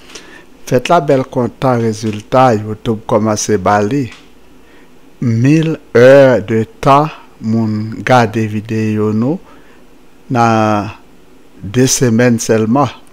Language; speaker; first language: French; non-native, local second language; Haitian Creole